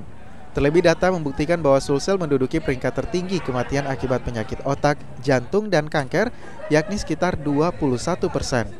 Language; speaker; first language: Indonesian; native; Indonesian